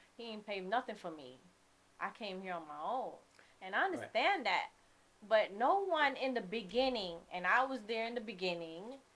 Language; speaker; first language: English; native; English